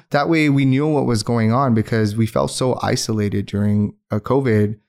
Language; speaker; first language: English; non-native, local second language; Urdu